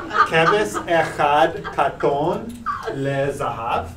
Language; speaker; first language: Hebrew; non-native, fluent; English